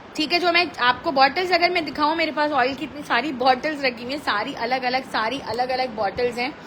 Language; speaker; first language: Hindi; native; Hindi